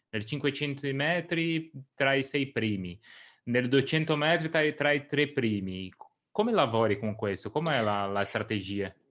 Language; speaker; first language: Italian; non-native, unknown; Portuguese